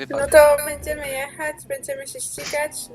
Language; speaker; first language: Polish; native; Polish